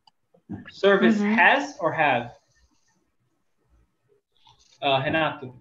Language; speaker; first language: English; non-native, fluent; Portuguese